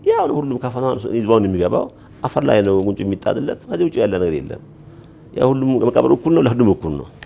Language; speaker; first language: Amharic; native; Amharic